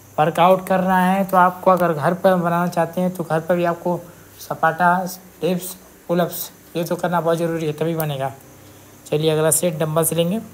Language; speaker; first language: Hindi; native; Hindi